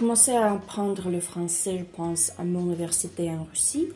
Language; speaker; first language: French; non-native, learner; Russian